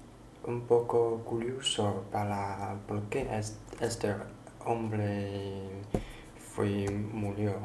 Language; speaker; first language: Spanish; non-native, learner; Chinese